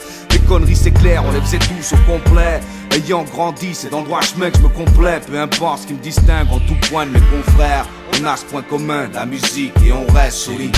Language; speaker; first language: French; native; French